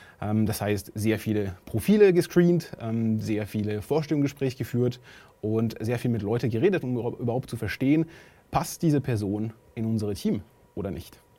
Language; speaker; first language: German; non-native, fluent; French